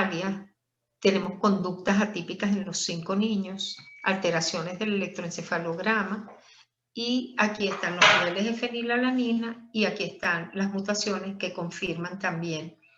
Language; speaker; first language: Spanish; native; Spanish